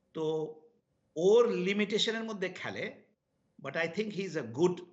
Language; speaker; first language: English; non-native, local second language; Bangla